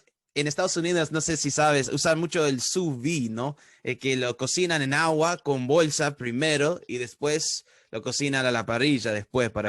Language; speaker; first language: Spanish; early bilingual, heritage; Spanish